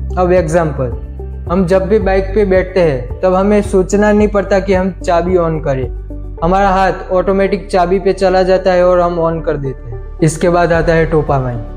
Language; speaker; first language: Hindi; non-native, local second language; Gujarati